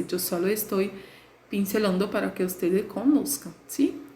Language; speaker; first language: Spanish; non-native, learner; Portuguese